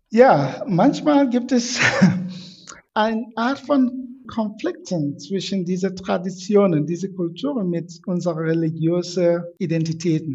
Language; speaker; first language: German; non-native, fluent; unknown